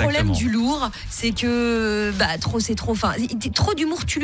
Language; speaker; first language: French; native; French